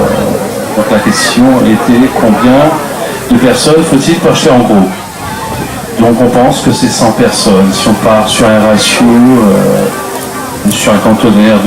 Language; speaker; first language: French; native; French